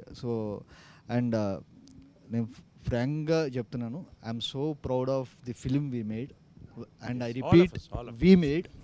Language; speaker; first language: Telugu; native; Telugu